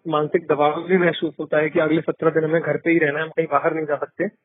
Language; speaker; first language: Hindi; native; Hindi